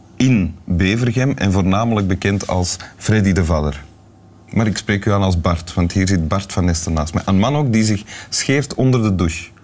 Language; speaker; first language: Dutch; native; Dutch